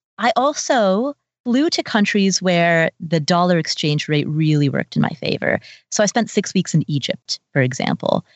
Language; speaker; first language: English; early bilingual, other home language; Nepali